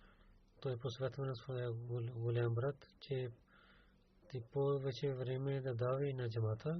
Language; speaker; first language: Bulgarian; non-native, learner; Urdu